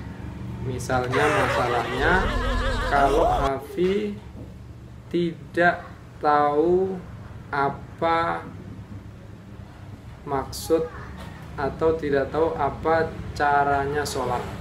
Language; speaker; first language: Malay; non-native, local second language; Javanese